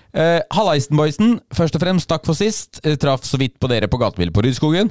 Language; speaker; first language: Norwegian; early bilingual, other home language; Polish